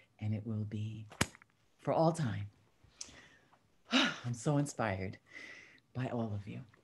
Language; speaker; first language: English; early bilingual, other home language; Spanish